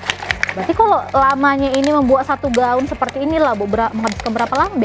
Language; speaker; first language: Indonesian; native; Indonesian